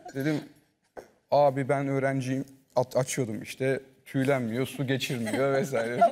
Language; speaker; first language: Turkish; early bilingual, heritage; Turkish